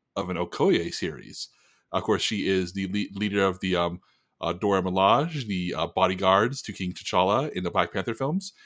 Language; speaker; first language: English; native; English